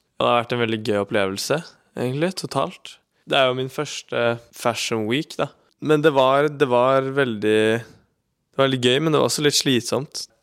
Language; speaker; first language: Norwegian; native; Norwegian